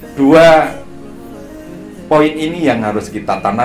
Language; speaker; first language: Indonesian; native; Indonesian